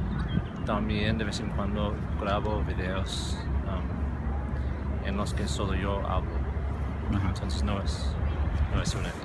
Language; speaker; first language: Spanish; non-native, learner; English